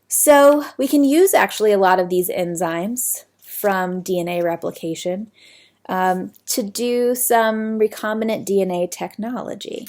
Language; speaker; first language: English; native; English